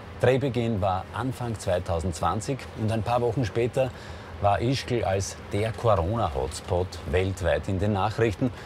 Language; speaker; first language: German; native; German